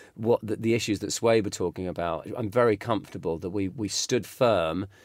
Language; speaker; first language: English; native; English